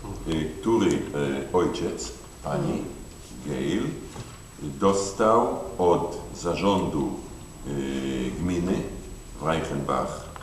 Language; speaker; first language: Polish; non-native, fluent; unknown